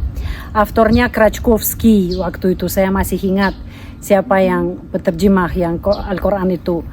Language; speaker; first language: Indonesian; non-native, fluent; Russian